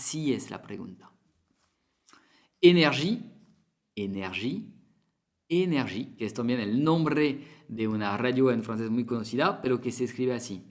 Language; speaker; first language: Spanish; non-native, fluent; French